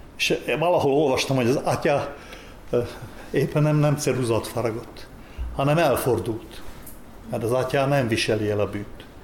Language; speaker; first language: Hungarian; native; Hungarian